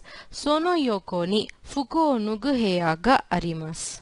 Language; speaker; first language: Japanese; non-native, fluent; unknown